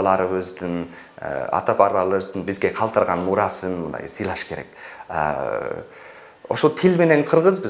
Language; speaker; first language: Kyrgyz; non-native, fluent; English